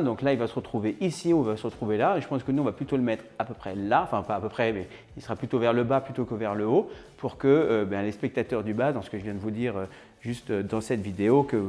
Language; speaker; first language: French; native; French